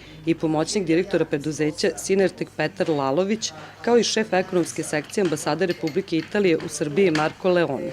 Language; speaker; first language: Serbian; native; Serbian